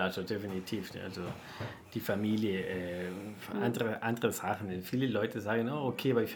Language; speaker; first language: German; non-native, fluent; Spanish